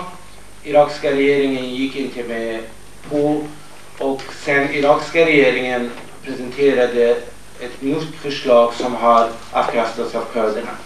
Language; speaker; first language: Swedish; non-native, fluent; Kurdish